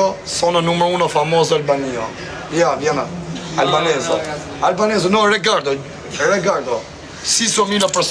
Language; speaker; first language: Italian; non-native, learner; Albanian